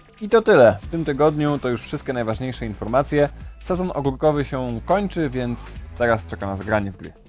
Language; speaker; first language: Polish; native; Polish